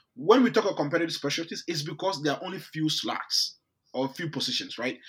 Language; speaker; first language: English; non-native, local second language; Akan